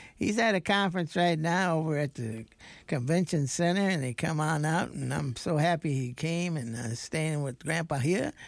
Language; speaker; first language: English; native; English